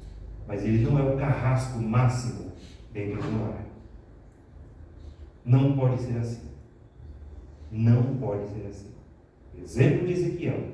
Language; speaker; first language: Portuguese; native; Portuguese